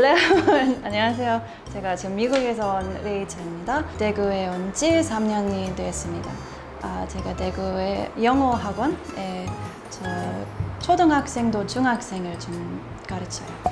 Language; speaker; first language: Korean; non-native, learner; English